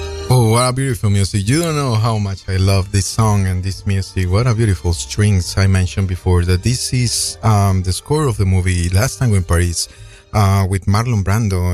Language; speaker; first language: English; non-native, fluent; Spanish